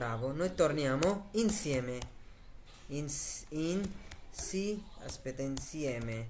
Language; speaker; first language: Italian; non-native, fluent; Bangla